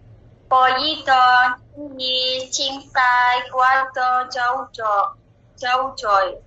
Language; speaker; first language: Cantonese; non-native, learner; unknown